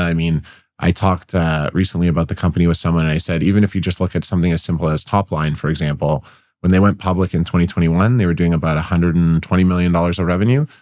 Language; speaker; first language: English; native; English